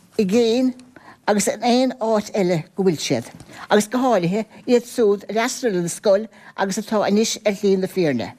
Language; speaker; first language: Irish; native; Irish